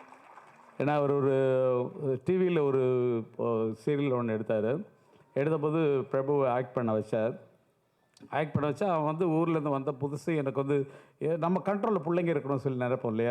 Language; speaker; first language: Tamil; native; Tamil